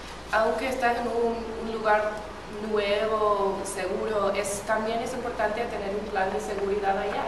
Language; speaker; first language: Spanish; non-native, fluent; English